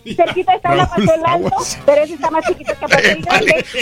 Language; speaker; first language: Spanish; native; Spanish